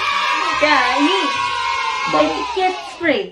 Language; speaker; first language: Indonesian; non-native, fluent; Japanese